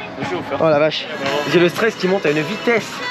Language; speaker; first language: French; native; French